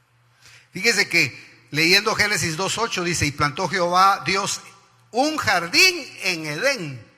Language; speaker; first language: Spanish; native; Spanish